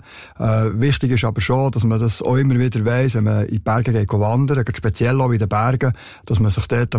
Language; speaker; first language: German; native; German